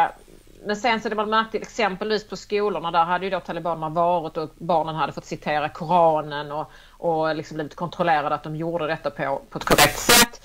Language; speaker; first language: Swedish; native; Swedish